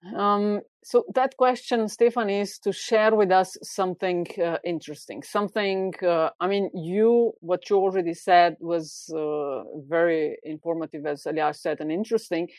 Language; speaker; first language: English; non-native, fluent; Slovenian